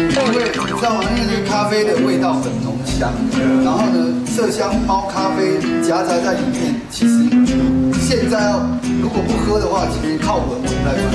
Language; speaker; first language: Chinese; native; Chinese